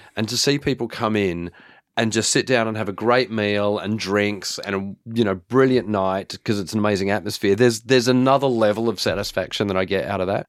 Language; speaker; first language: English; native; English